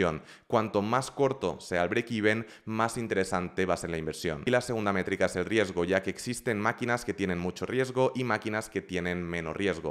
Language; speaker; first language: Spanish; native; Spanish